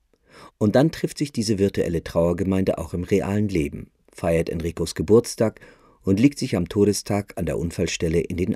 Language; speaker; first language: German; native; German